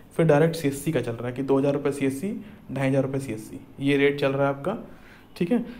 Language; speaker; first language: Hindi; native; Hindi